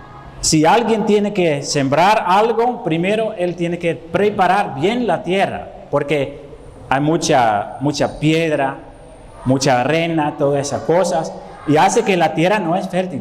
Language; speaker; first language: Spanish; non-native, fluent; Dutch